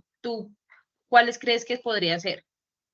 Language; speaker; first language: Spanish; native; Spanish